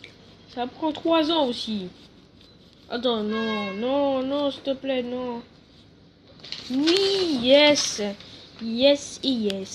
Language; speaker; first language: French; native; French